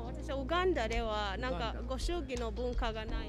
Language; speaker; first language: Japanese; non-native, learner; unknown